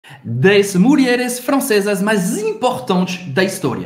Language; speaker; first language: Portuguese; non-native, fluent; French